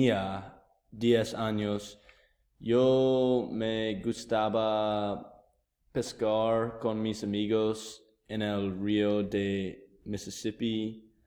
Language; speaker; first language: Spanish; non-native, learner; English